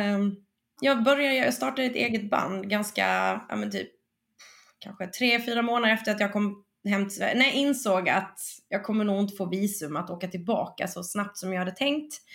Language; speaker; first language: Swedish; early bilingual, other home language; Spanish